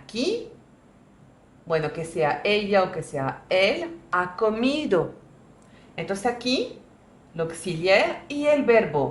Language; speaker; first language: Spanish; non-native, learner; French